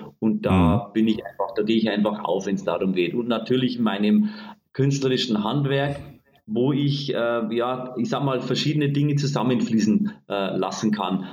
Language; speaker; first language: German; native; German